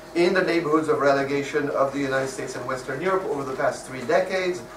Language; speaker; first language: English; non-native, fluent; French